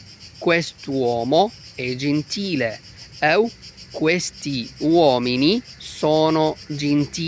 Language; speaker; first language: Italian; non-native, fluent; Arabic